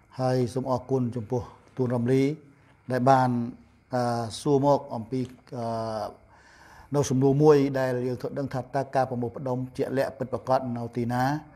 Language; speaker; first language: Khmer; non-native, local second language; Eastern Cham